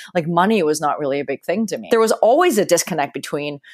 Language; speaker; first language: English; early bilingual, other home language; Cantonese